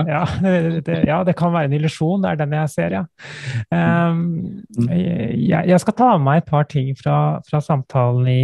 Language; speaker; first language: Norwegian; native; Norwegian